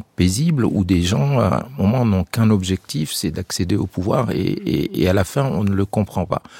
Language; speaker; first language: French; non-native, local second language; Arabic